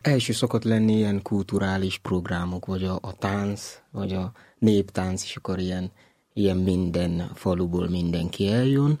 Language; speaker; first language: Hungarian; non-native, learner; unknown